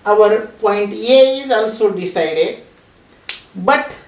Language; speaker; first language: English; non-native, local second language; Marathi